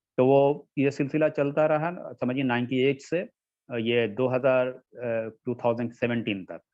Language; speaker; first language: Hindi; non-native, local second language; Urdu